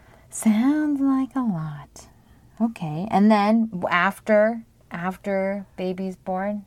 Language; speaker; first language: English; early bilingual, other home language; Korean